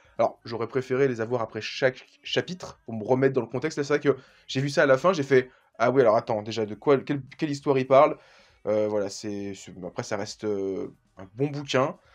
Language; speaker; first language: French; native; French